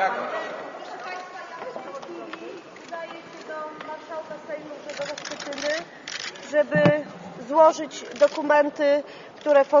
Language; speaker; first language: Polish; native; Polish